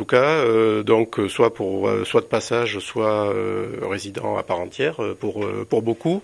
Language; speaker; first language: French; native; French